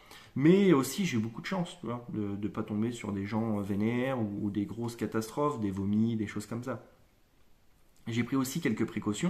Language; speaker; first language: French; native; French